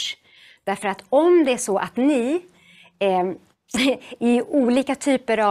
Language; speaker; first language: Swedish; native; Swedish